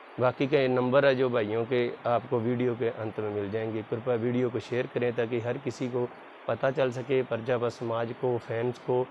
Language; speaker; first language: Hindi; non-native, local second language; Punjabi